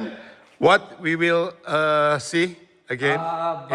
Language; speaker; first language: English; non-native, learner; Indonesian